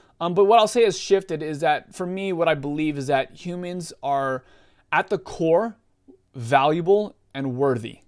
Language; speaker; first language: English; native; English